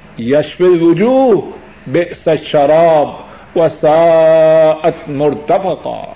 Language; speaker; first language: Urdu; non-native, local second language; Punjabi